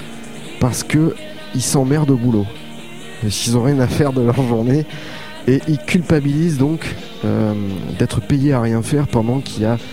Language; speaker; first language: French; native; French